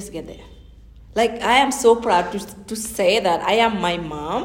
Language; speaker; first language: English; non-native, fluent; Fula